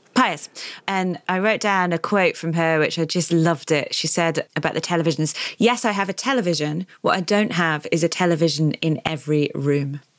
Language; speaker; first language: English; native; English